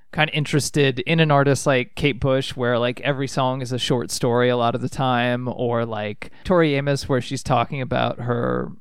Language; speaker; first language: English; native; English